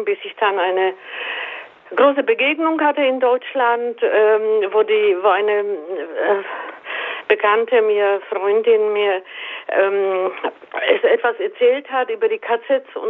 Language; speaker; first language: German; native; German